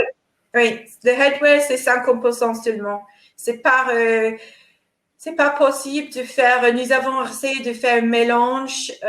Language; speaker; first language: French; non-native, fluent; English